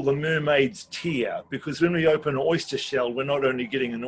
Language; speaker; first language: English; native; English